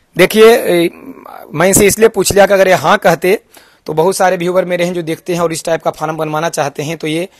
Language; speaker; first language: Hindi; native; Hindi